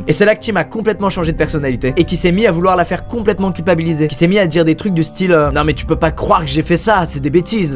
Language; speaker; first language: French; native; French